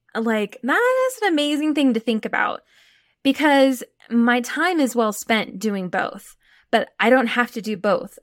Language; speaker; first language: English; native; English